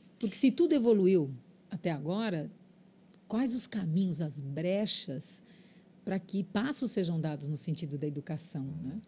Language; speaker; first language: Portuguese; early bilingual, other home language; Spanish